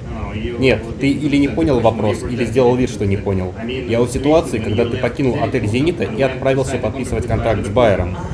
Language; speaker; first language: Russian; native; Russian